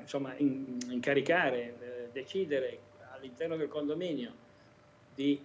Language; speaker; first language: Italian; native; Italian